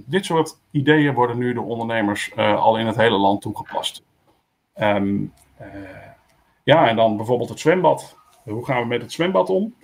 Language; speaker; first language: Dutch; native; Dutch